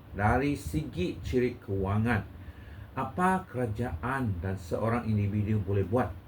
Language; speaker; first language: Malay; non-native, local second language; Chinese